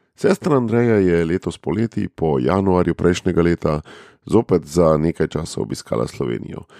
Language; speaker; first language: Slovenian; native; Slovenian